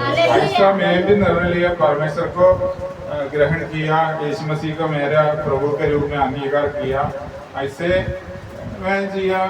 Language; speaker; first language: Hindi; non-native, local second language; Malayalam